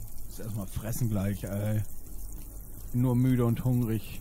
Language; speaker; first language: German; native; German